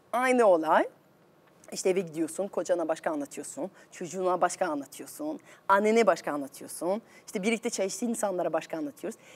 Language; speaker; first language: Turkish; non-native, fluent; French